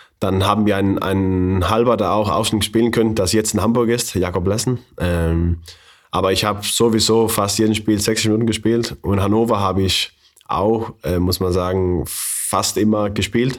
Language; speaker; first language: German; non-native, fluent; Danish